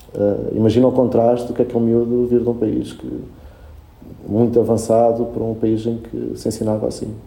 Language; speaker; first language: Portuguese; early bilingual, other home language; Spanish